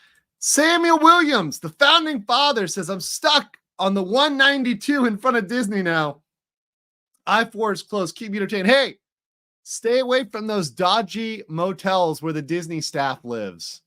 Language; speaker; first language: English; native; English